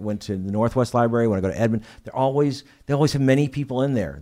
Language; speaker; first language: English; native; English